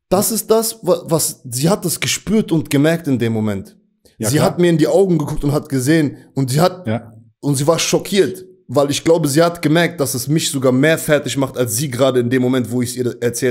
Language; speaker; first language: German; native; German